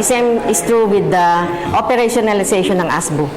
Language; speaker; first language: English; non-native, local second language; Filipino